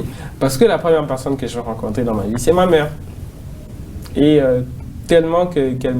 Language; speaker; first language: French; non-native, local second language; Swahili